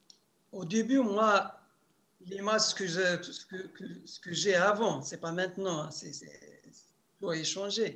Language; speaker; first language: French; non-native, local second language; Arabic